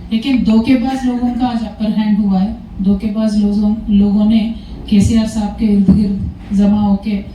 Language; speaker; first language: Hindi; non-native, local second language; Telugu